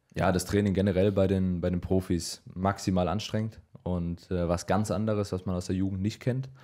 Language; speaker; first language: German; native; German